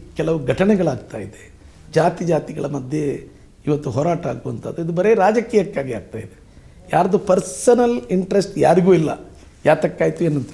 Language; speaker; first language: Kannada; non-native, local second language; Tulu